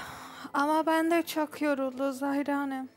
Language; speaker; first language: Turkish; non-native, learner; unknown